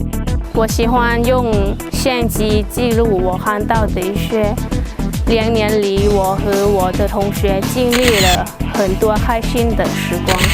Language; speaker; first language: Chinese; non-native, learner; Lao